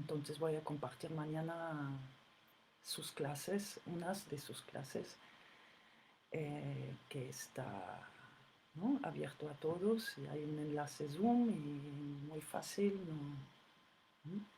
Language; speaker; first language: Spanish; non-native, fluent; French